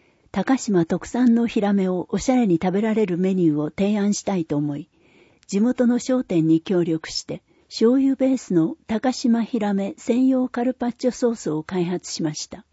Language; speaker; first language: Japanese; native; Japanese